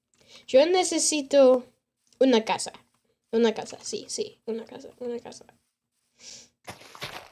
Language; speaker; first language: Spanish; non-native, learner; English